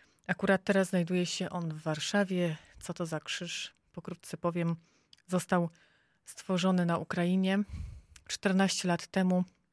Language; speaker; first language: Polish; native; Polish